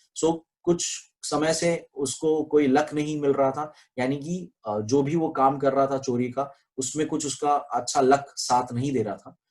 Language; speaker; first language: Hindi; non-native, local second language; Marathi